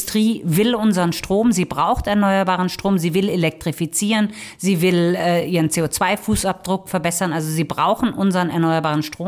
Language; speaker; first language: German; native; German